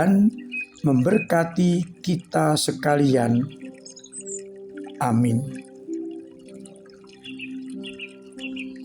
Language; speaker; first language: Indonesian; non-native, local second language; Javanese